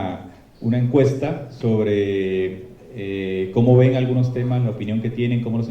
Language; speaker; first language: Spanish; native; Spanish